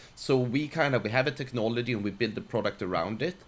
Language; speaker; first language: English; non-native, fluent; Swedish